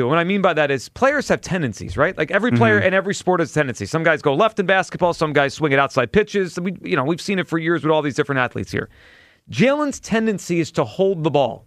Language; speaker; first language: English; native; English